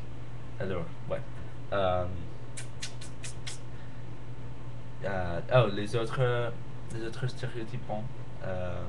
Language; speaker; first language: French; non-native, learner; English